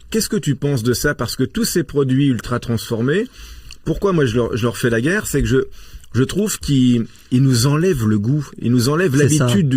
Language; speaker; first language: French; native; French